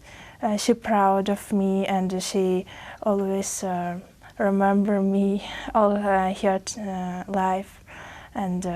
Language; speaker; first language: English; non-native, learner; Uzbek